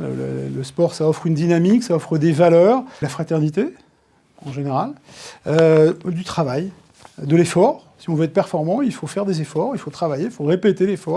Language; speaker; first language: French; native; French